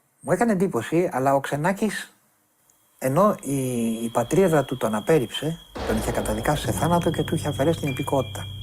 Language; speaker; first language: Greek; native; Greek